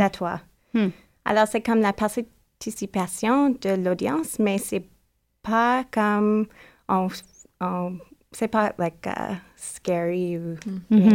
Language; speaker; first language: French; non-native, learner; English